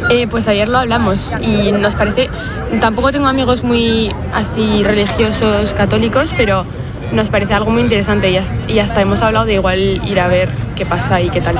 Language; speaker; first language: Spanish; non-native, fluent; French